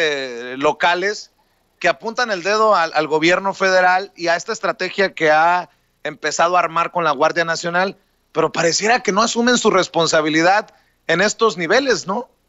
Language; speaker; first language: Spanish; native; Spanish